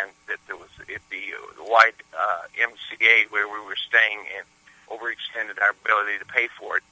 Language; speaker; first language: English; native; English